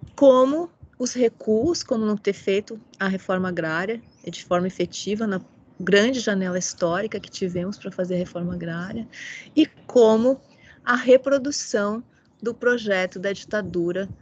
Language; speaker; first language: Portuguese; native; Portuguese